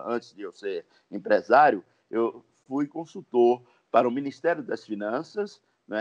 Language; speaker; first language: Portuguese; native; Portuguese